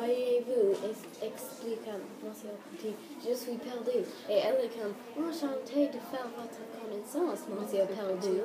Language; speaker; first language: French; non-native, learner; English